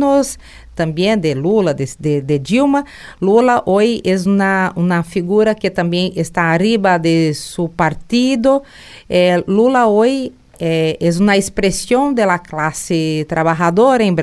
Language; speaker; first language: Spanish; non-native, learner; Portuguese